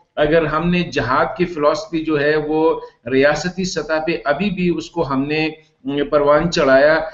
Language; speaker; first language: Urdu; non-native, local second language; Pashto